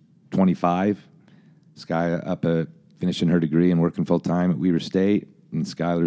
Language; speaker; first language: English; native; English